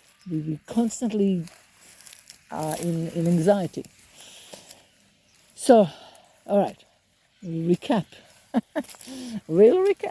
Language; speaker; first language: English; native; English